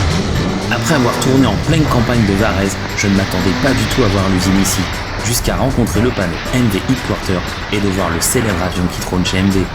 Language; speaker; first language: French; native; French